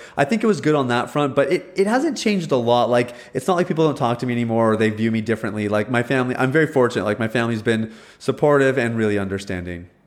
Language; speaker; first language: English; early bilingual, other home language; Hindi